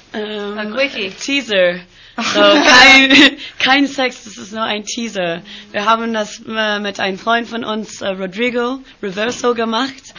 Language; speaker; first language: German; non-native, learner; English